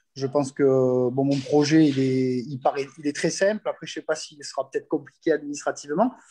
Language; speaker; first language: French; native; French